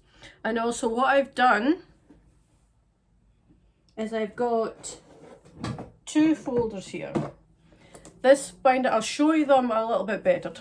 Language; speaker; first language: English; native; English